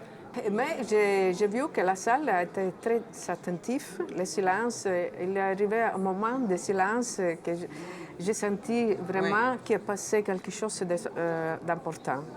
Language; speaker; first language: French; non-native, fluent; Italian